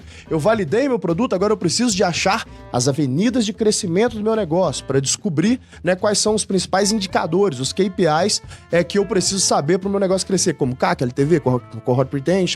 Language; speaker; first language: Portuguese; native; Portuguese